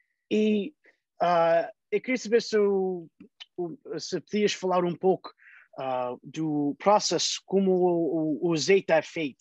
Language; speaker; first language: Portuguese; early bilingual, heritage; Portuguese